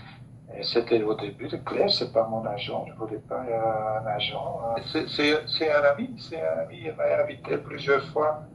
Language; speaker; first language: French; non-native, local second language; Dutch